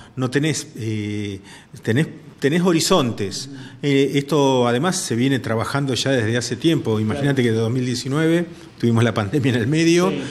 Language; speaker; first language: Spanish; native; Spanish